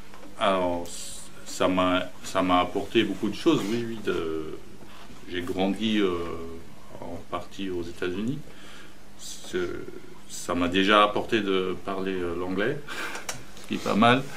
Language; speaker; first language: French; non-native, fluent; German